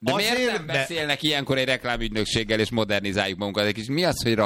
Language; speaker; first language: Hungarian; native; Hungarian